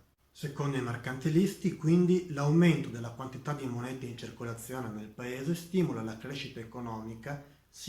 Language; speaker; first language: Italian; native; Italian